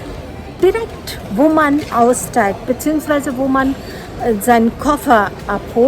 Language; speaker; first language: German; non-native, fluent; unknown